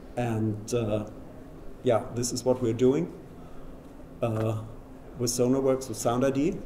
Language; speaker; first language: English; non-native, fluent; German